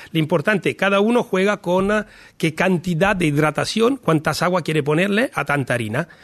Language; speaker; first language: Spanish; non-native, fluent; Italian